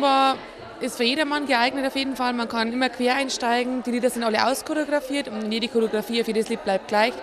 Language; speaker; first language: German; native; German